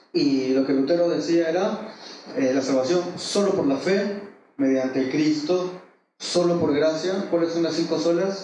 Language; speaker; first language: Spanish; native; Spanish